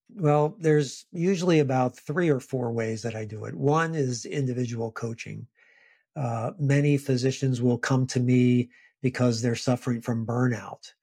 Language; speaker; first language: English; native; English